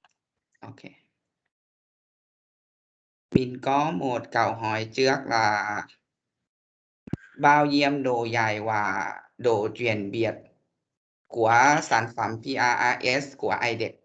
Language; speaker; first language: Vietnamese; non-native, learner; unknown